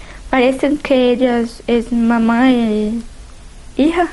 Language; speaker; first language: Spanish; non-native, learner; Portuguese